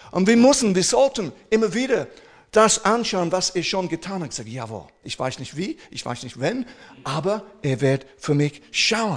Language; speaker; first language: German; non-native, fluent; English